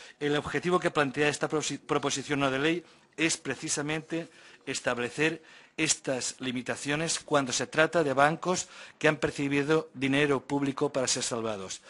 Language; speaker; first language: Spanish; non-native, local second language; Catalan